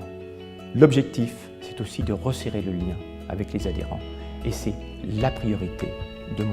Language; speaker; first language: French; native; French